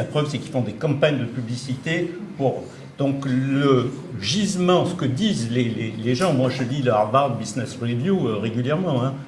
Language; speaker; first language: French; native; French